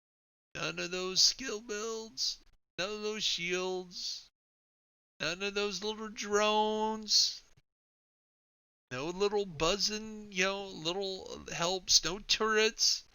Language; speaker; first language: English; native; English